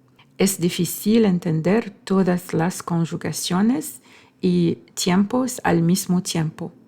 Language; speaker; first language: Spanish; non-native, fluent; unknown